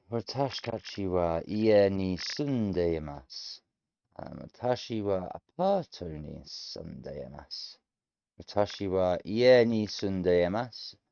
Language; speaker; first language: Japanese; non-native, learner; English